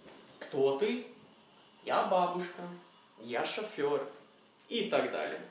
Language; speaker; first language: Russian; non-native, learner; Norwegian